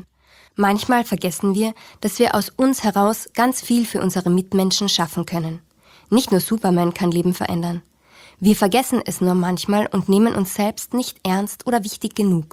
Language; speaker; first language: German; native; German